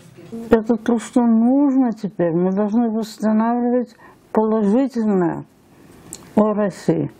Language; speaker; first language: Russian; early bilingual, heritage; Russian